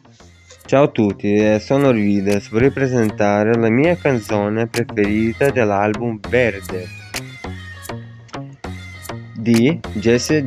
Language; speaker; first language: Italian; non-native, learner; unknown